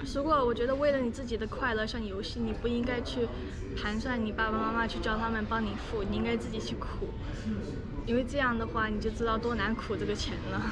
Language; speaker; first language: Chinese; early bilingual, other home language; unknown